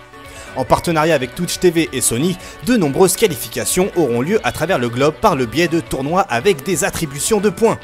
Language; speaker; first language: French; native; French